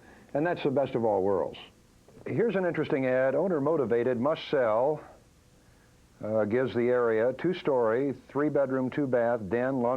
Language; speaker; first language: English; native; English